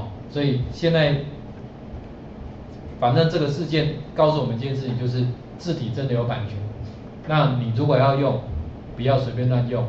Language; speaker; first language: Chinese; native; Chinese